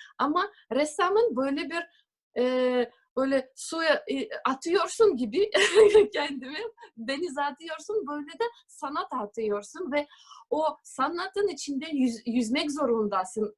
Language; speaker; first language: Turkish; non-native, fluent; Russian